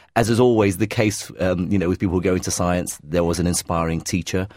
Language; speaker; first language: English; early bilingual, other home language; Arabic